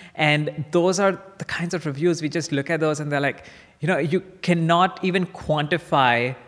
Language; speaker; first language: English; non-native, local second language; Bangla